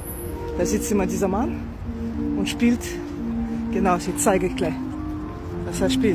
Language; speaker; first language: German; non-native, fluent; Russian